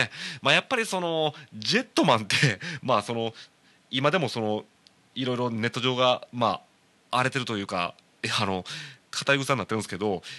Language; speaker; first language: Japanese; native; Japanese